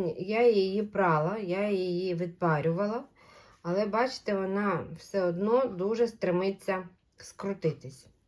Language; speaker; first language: Ukrainian; non-native, local second language; Russian